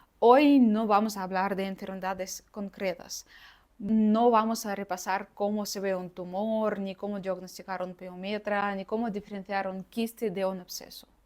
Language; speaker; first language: Spanish; non-native, fluent; Russian